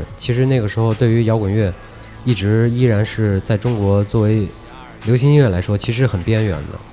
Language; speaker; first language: Chinese; native; Chinese